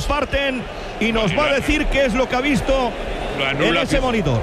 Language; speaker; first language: Spanish; native; Spanish